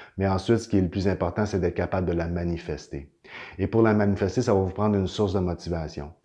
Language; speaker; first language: French; native; French